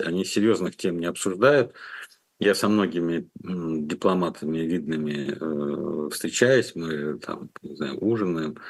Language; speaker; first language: Russian; native; Russian